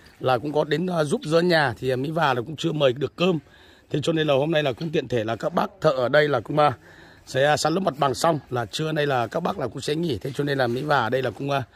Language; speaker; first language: Vietnamese; non-native, local second language; Hmong